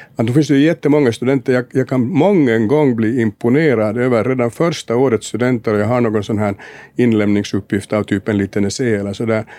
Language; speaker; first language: Swedish; native; Swedish